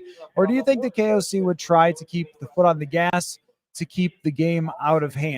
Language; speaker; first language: English; native; English